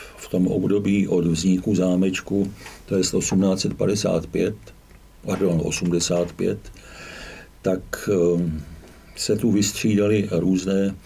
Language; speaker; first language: Czech; native; Czech